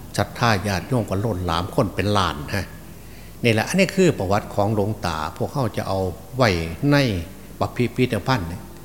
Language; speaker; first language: Thai; native; Thai